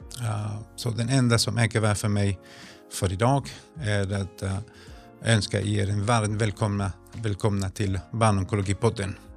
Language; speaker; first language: Swedish; non-native, fluent; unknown